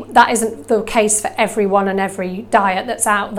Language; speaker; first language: English; native; English